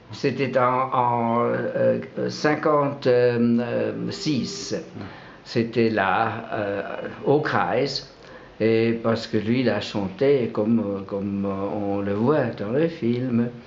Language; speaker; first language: French; non-native, local second language; German